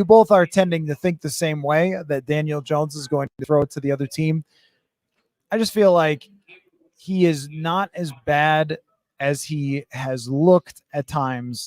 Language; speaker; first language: English; native; English